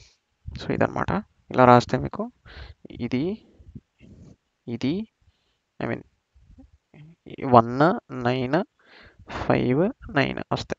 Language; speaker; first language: Telugu; native; Telugu